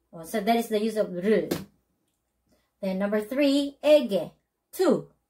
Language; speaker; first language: English; non-native, local second language; Filipino